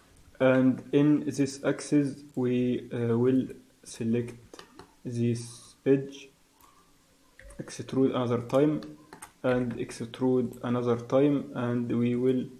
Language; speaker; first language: English; non-native, fluent; Arabic